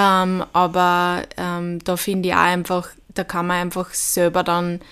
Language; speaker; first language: German; native; German